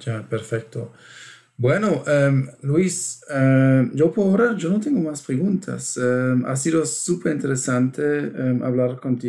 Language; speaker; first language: Spanish; non-native, fluent; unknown